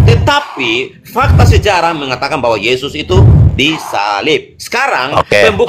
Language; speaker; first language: Indonesian; native; Indonesian